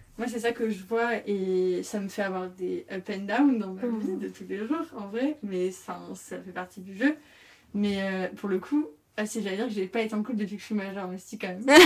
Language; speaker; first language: French; native; French